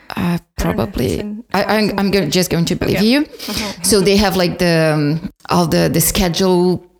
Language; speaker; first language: English; non-native, fluent; Portuguese